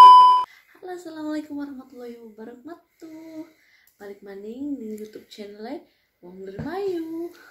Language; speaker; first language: Indonesian; non-native, local second language; Javanese